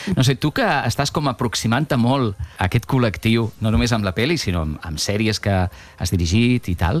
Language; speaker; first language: Catalan; native; Catalan